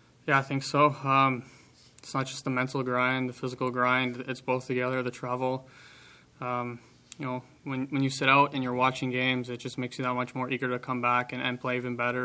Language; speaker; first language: English; native; English